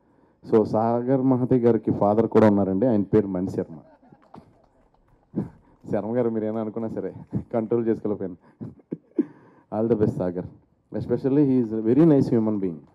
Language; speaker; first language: Telugu; native; Telugu